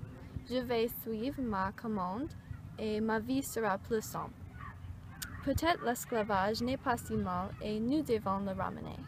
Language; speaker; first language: French; non-native, learner; English